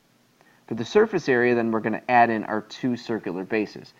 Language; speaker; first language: English; native; English